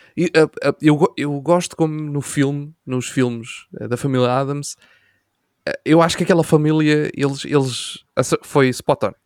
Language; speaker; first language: Portuguese; native; Portuguese